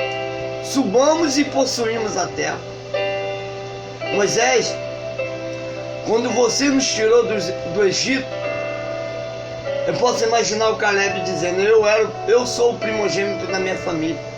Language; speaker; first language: Portuguese; native; Portuguese